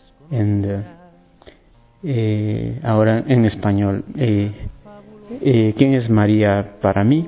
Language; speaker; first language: Spanish; native; Spanish